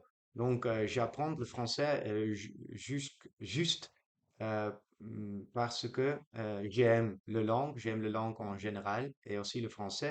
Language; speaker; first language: French; non-native, learner; Dutch